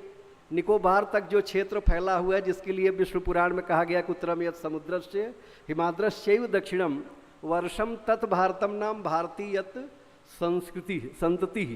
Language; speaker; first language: Hindi; native; Hindi